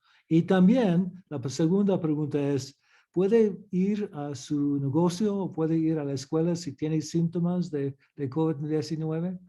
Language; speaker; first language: Spanish; early bilingual, heritage; English